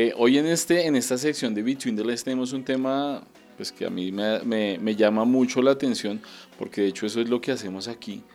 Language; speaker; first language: Spanish; native; Spanish